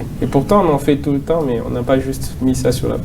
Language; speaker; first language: French; non-native, local second language; Swahili